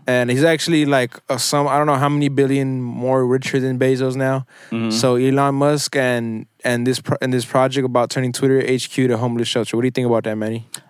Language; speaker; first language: English; early bilingual, other home language; Spanish